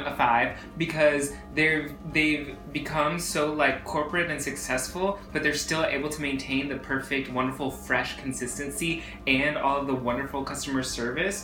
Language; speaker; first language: English; native; English